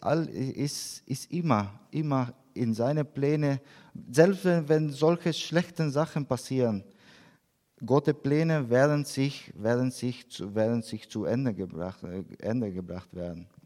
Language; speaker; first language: German; non-native, learner; Spanish